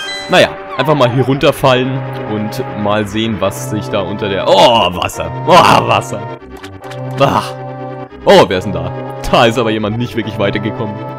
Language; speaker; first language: German; native; German